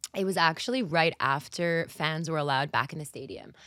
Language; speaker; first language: English; native; English